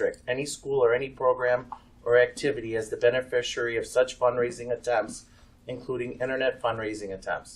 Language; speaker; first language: English; native; English